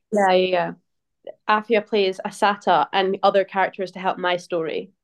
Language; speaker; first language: English; native; English